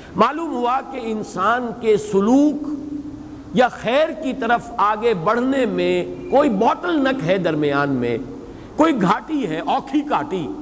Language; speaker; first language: Urdu; native; Urdu